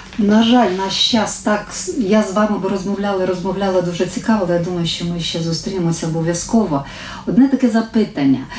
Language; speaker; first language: Ukrainian; native; Ukrainian